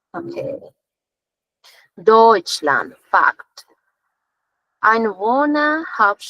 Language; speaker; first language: German; non-native, fluent; Spanish